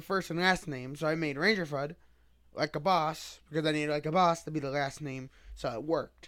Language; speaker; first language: English; native; English